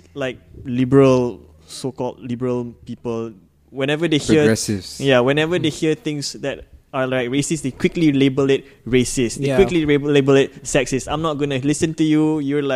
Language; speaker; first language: English; non-native, local second language; Malay